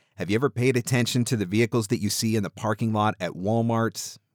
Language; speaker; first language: English; native; English